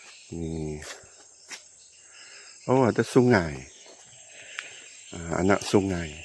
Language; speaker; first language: Malay; native; Malay